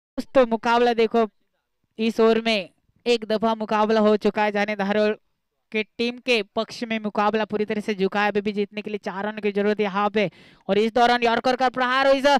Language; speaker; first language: Hindi; non-native, local second language; Marathi